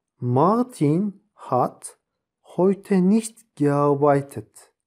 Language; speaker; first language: German; non-native, fluent; Turkish